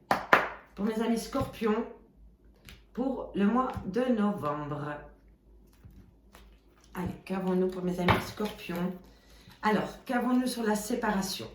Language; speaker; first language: French; native; French